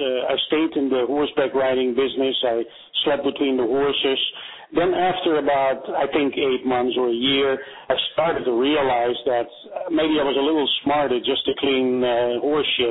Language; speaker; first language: English; non-native, fluent; Dutch